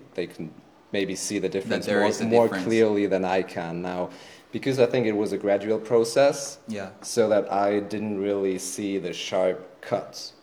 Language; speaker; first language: English; non-native, fluent; German